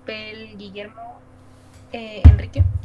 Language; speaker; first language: French; non-native, learner; Spanish